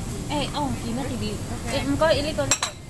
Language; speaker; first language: Indonesian; native; Indonesian